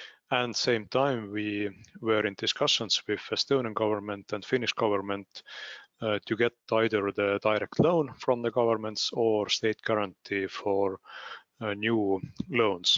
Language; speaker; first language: English; non-native, fluent; Estonian